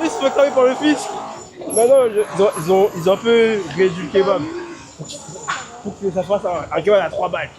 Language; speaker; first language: French; native; French